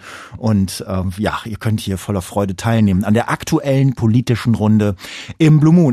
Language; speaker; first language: German; native; German